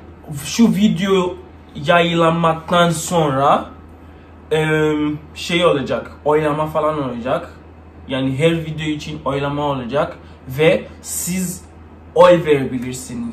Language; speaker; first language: Turkish; non-native, learner; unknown